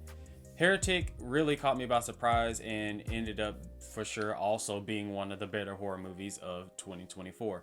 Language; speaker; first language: English; native; English